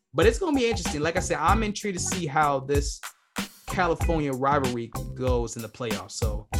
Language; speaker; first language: English; native; English